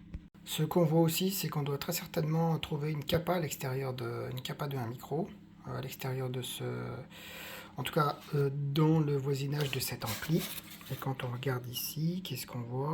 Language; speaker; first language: French; native; French